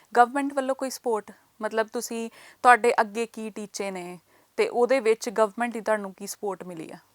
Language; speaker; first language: Punjabi; native; Punjabi